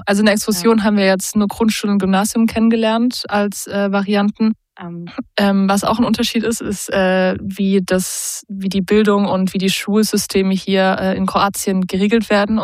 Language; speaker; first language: German; native; German